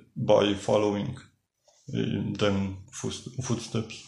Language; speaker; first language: English; non-native, learner; Polish